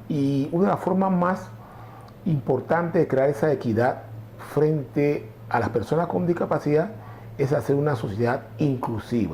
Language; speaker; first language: Spanish; native; Spanish